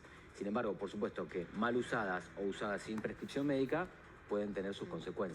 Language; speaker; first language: Spanish; native; Spanish